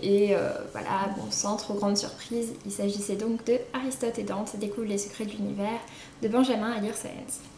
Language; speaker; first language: French; native; French